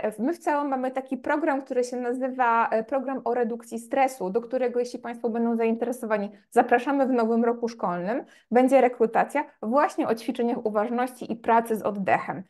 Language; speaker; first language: Polish; native; Polish